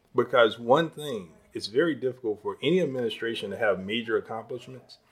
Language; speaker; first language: English; native; English